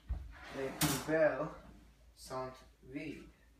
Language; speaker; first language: French; non-native, learner; English